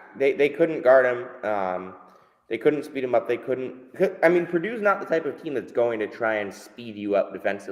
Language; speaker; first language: English; native; English